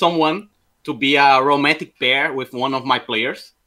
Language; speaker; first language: English; non-native, fluent; Portuguese